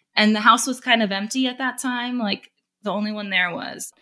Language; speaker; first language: English; native; English